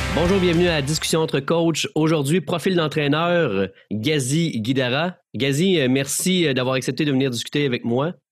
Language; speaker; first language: French; native; French